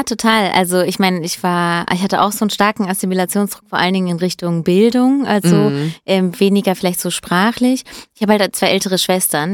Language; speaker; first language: German; early bilingual, other home language; Italian